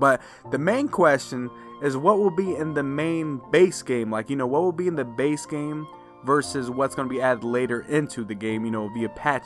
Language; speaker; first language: English; native; English